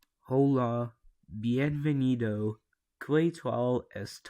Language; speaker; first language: Spanish; non-native, learner; English